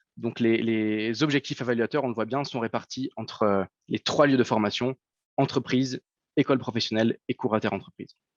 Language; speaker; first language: French; native; French